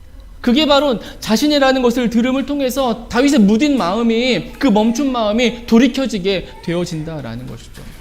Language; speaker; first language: Korean; native; Korean